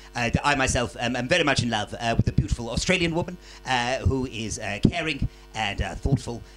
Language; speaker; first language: English; native; English